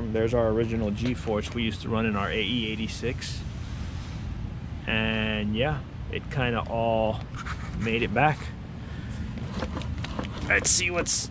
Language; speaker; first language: English; native; English